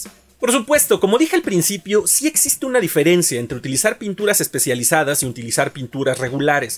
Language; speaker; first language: Spanish; native; Spanish